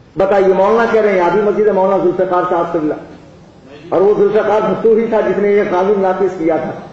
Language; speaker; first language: Urdu; native; Urdu